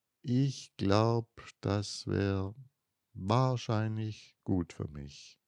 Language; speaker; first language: German; native; German